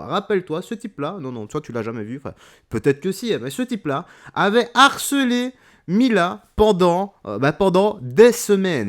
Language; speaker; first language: French; native; French